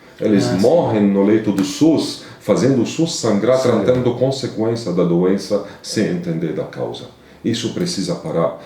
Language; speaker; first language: Portuguese; non-native, fluent; Arabic